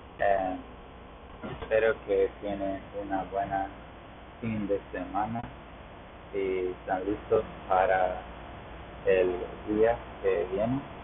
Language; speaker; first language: Spanish; non-native, learner; English